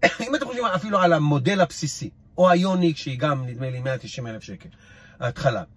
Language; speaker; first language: Hebrew; native; Hebrew